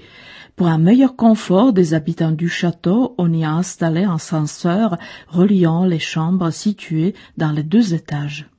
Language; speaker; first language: French; non-native, fluent; Czech